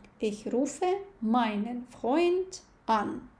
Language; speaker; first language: German; non-native, fluent; Ukrainian